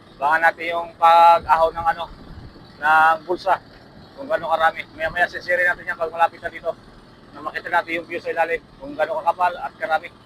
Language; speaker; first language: Filipino; native; Filipino